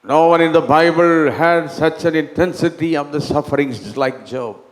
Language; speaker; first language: English; non-native, local second language; Tamil